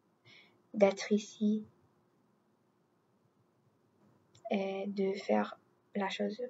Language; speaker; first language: French; non-native, learner; English